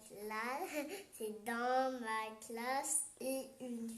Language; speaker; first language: French; non-native, learner; Vietnamese